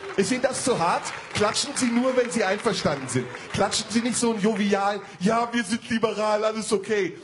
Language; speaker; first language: German; early bilingual, other home language; Turkish